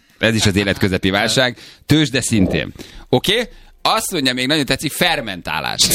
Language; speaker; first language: Hungarian; native; Hungarian